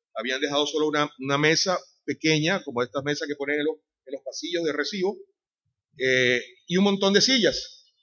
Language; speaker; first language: Spanish; native; Spanish